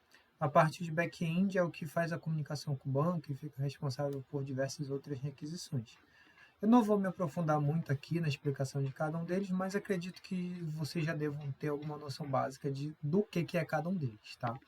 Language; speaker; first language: Portuguese; native; Portuguese